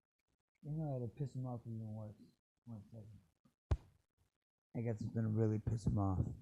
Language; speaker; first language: English; native; English